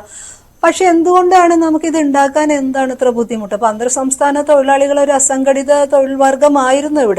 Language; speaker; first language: Malayalam; native; Malayalam